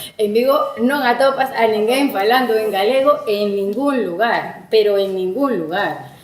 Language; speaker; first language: Galician; non-native, local second language; Spanish